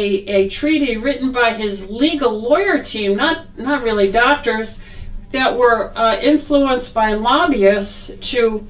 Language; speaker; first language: English; native; English